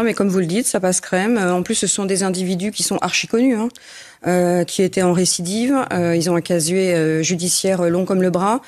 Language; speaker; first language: French; native; French